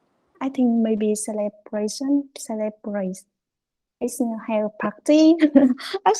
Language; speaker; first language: English; non-native, fluent; Vietnamese